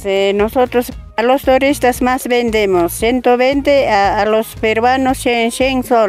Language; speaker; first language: Spanish; non-native, local second language; Aymara